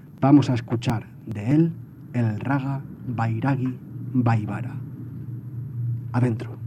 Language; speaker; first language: Spanish; native; Spanish